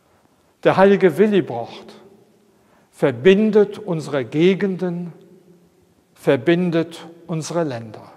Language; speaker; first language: German; non-native, local second language; Luxembourgish